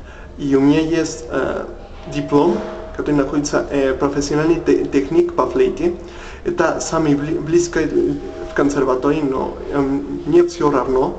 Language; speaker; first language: Russian; non-native, learner; Spanish